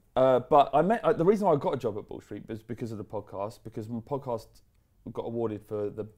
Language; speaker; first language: English; native; English